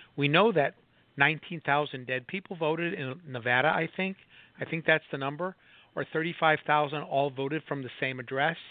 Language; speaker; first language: English; native; English